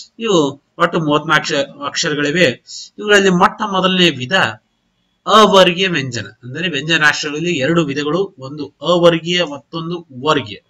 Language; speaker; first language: Kannada; non-native, local second language; Urdu